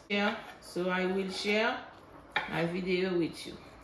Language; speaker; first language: English; non-native, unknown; Haitian Creole